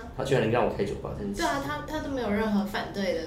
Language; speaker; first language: Chinese; native; Chinese